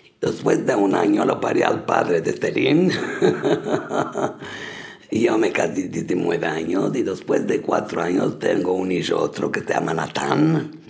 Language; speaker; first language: Spanish; early bilingual, heritage; Spanish